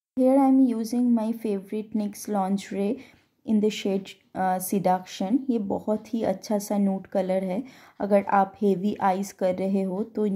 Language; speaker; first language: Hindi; non-native, local second language; Bangla